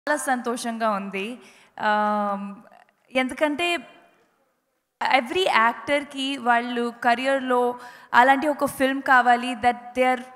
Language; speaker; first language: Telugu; non-native, local second language; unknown